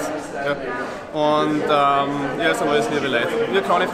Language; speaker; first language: German; native; German